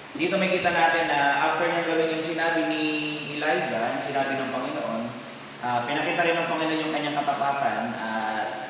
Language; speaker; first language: Filipino; non-native, local second language; Iloko